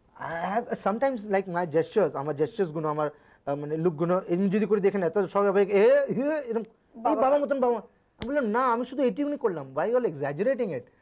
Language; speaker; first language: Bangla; native; Bangla